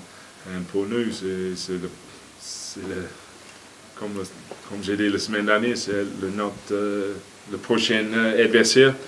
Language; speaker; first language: French; non-native, fluent; English